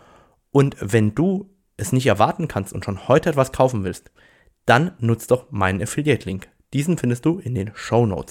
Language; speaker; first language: German; native; German